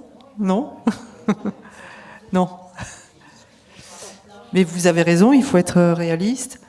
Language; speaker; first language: French; native; French